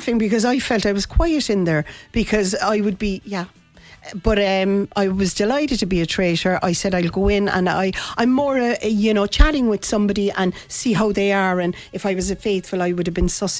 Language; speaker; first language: English; native; English